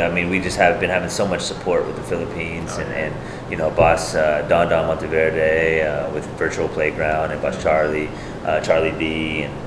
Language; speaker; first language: English; native; English